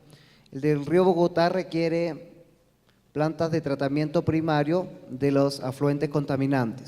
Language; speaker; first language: Spanish; native; Spanish